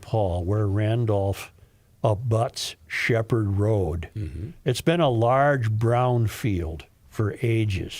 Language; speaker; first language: English; native; English